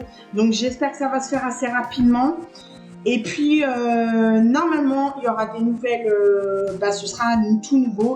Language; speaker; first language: French; native; French